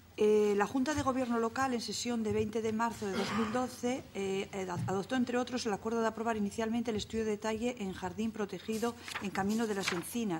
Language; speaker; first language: Spanish; native; Spanish